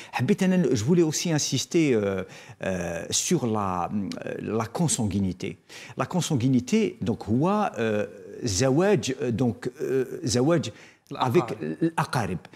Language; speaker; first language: French; non-native, local second language; Arabic